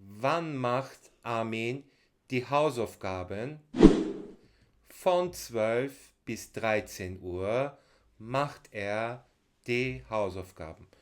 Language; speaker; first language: German; non-native, fluent; Turkish